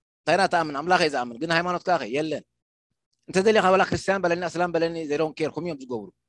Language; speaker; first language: Tigrinya; non-native, local second language; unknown